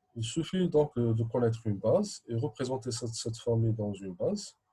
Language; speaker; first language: French; non-native, local second language; Arabic